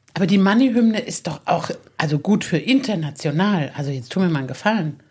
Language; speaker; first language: German; native; German